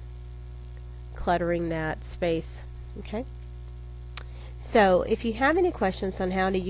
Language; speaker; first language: English; native; English